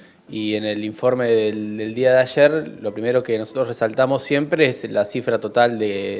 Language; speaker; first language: Spanish; native; Spanish